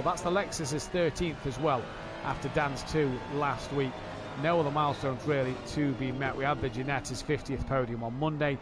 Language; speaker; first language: English; native; English